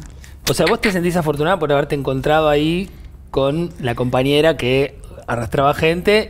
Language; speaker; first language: Spanish; native; Spanish